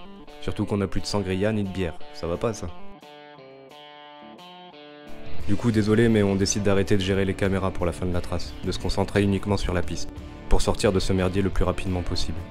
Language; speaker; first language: French; native; French